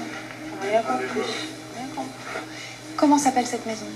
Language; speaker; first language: French; native; French